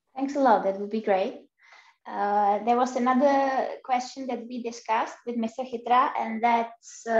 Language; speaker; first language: English; non-native, fluent; Czech